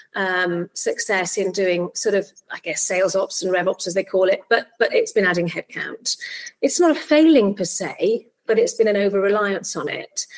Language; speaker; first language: English; native; English